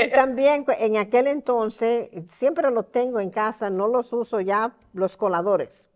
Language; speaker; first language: Spanish; early bilingual, heritage; Spanish